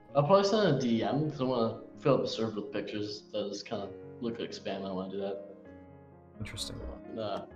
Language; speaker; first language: English; native; English